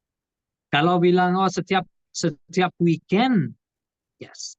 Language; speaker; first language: Indonesian; non-native, learner; Portuguese